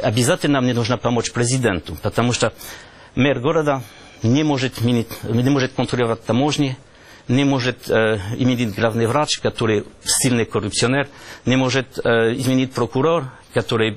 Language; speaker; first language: Russian; non-native, learner; French